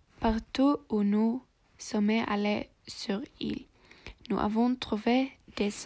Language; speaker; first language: French; non-native, learner; English